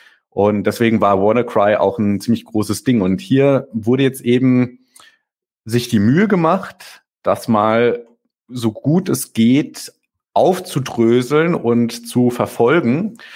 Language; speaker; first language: German; native; German